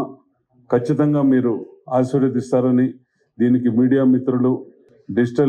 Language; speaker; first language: Telugu; native; Telugu